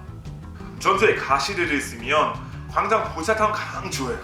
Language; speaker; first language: Korean; non-native, fluent; English